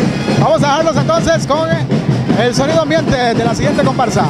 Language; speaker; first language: Spanish; native; Spanish